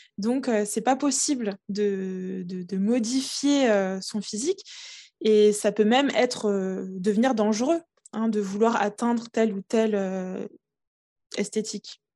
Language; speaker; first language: French; early bilingual, other home language; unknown